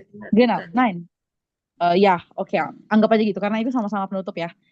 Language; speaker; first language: Indonesian; native; Indonesian